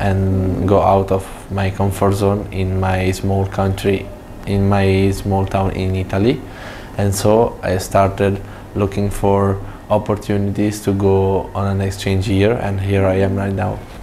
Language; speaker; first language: English; non-native, fluent; Italian